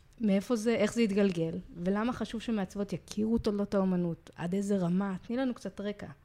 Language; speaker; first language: Hebrew; native; Hebrew